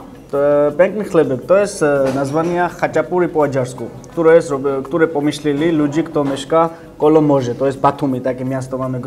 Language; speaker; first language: Polish; non-native, learner; Georgian